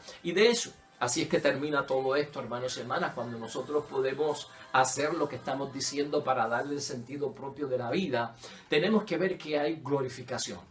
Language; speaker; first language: Spanish; native; Spanish